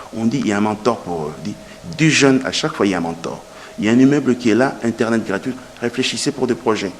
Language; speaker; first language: French; non-native, local second language; Lingala